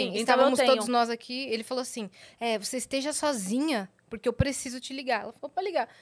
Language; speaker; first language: Portuguese; native; Portuguese